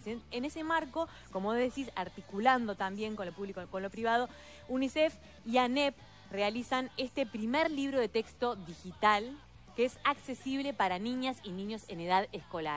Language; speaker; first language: Spanish; native; Spanish